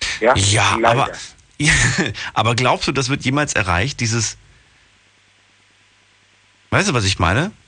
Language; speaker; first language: German; native; German